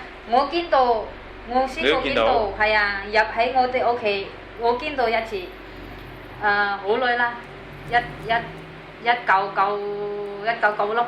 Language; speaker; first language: Cantonese; non-native, learner; Indonesian